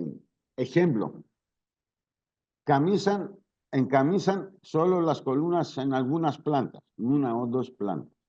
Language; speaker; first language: Spanish; non-native, learner; Greek